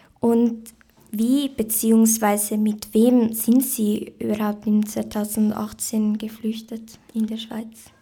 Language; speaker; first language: German; native; German